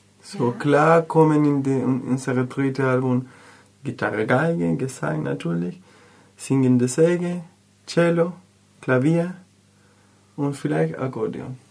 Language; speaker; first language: German; non-native, learner; Spanish